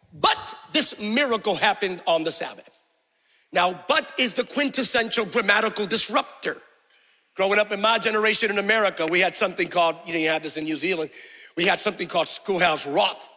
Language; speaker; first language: English; early bilingual, other home language; Spanish